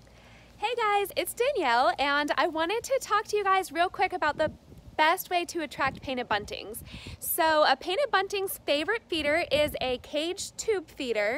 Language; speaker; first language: English; native; English